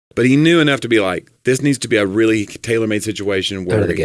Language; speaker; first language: English; native; English